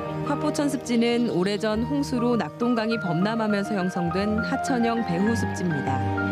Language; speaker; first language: Korean; native; Korean